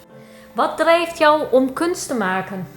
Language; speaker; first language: Dutch; non-native, fluent; Turkish